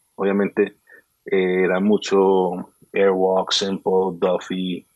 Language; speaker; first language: Spanish; native; Spanish